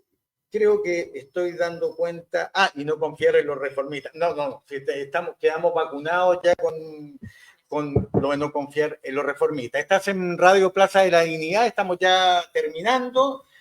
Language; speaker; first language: Spanish; native; Spanish